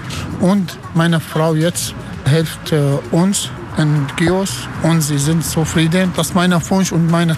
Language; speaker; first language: German; non-native, learner; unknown